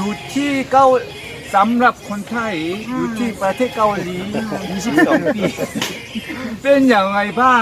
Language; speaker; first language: Thai; non-native, learner; Korean